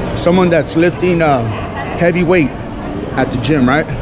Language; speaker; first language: English; native; English